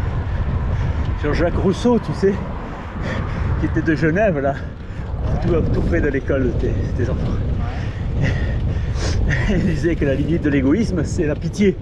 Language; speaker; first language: French; native; French